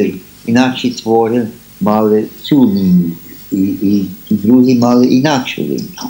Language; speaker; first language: Ukrainian; early bilingual, heritage; Ukrainian